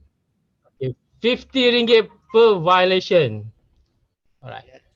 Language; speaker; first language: English; non-native, learner; Malay